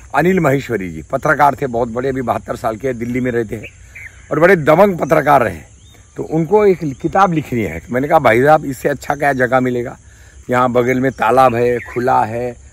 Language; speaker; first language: Hindi; native; Hindi